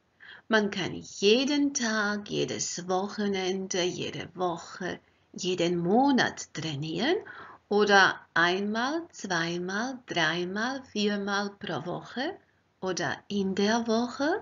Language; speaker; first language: German; non-native, fluent; Croatian